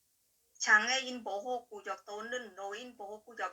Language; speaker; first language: Korean; non-native, learner; Vietnamese